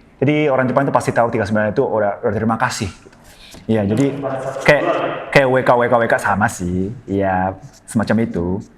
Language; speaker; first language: Indonesian; non-native, fluent; Japanese